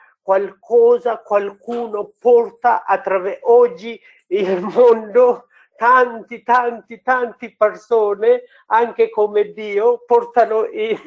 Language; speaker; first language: Italian; non-native, learner; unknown